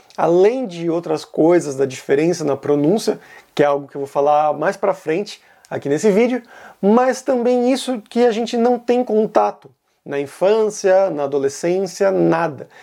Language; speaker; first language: Portuguese; native; Portuguese